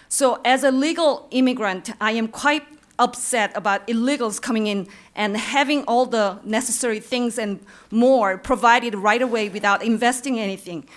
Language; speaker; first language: English; non-native, fluent; Korean